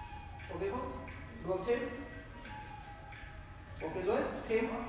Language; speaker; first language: Vietnamese; non-native, learner; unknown